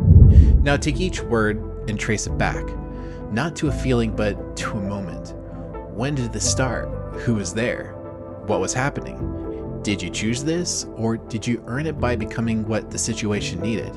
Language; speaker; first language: English; native; English